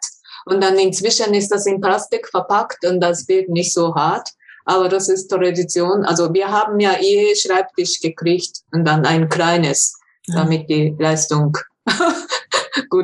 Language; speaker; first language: German; non-native, fluent; Japanese